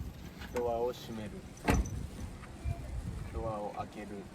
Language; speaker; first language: Japanese; native; Japanese